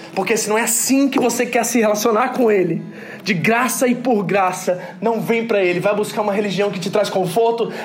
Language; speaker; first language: Portuguese; early bilingual, other home language; English